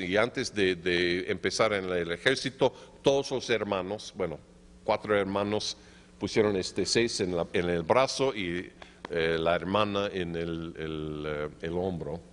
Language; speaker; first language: Spanish; non-native, fluent; English